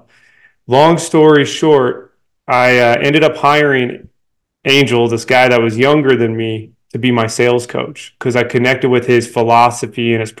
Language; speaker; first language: English; native; English